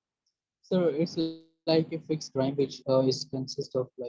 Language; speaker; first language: English; non-native, learner; Urdu